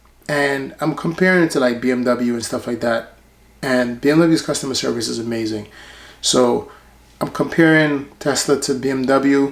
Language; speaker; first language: English; native; English